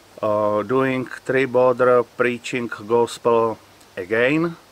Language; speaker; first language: English; non-native, learner; Czech